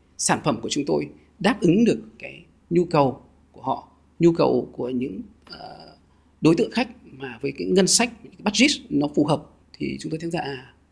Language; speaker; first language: Vietnamese; native; Vietnamese